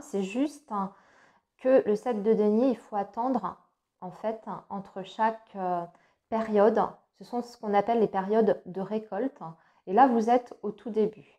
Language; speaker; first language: French; native; French